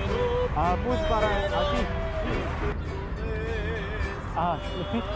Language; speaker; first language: Spanish; non-native, learner; Korean